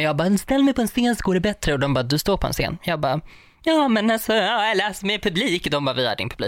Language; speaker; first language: Swedish; native; Swedish